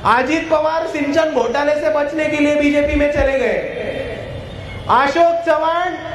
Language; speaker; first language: Hindi; non-native, local second language; Marathi